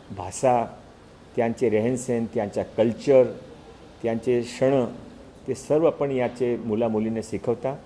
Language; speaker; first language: Marathi; non-native, local second language; Hindi